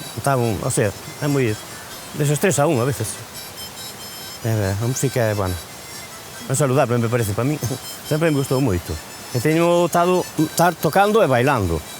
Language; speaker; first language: Galician; native; Galician